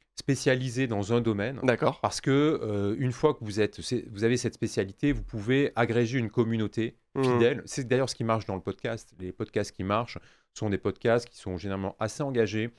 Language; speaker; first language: French; native; French